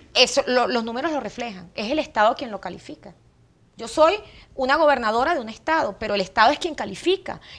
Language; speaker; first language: Spanish; native; Spanish